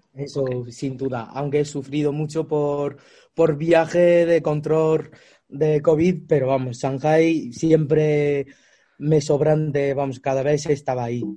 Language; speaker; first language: Spanish; non-native, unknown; Chinese